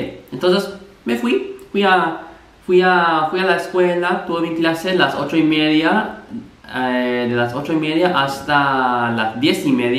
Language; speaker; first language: Spanish; non-native, fluent; English